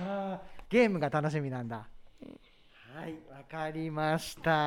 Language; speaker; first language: Japanese; native; Japanese